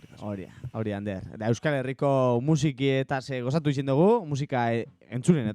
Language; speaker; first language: Basque; native; Basque